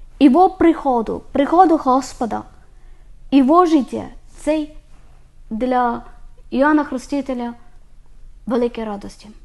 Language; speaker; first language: Ukrainian; non-native, learner; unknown